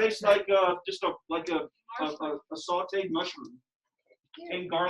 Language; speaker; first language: English; native; English